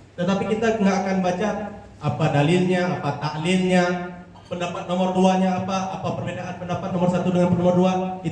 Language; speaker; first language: Indonesian; non-native, local second language; Achinese